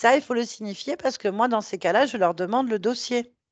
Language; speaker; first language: French; native; French